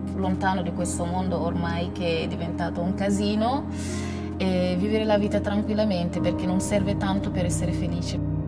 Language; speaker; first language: Italian; non-native, fluent; Wolof